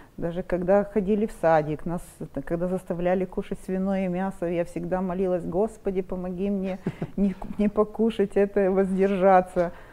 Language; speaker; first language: Russian; non-native, local second language; Romanian